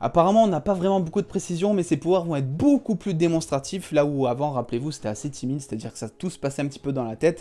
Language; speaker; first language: French; native; French